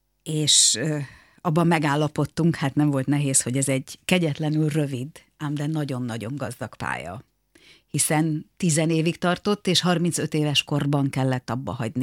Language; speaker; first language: Hungarian; native; Hungarian